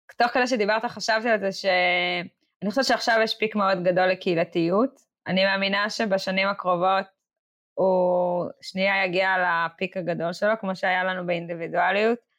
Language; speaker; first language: Hebrew; native; Hebrew